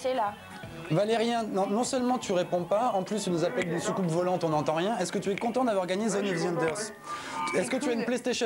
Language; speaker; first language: French; native; French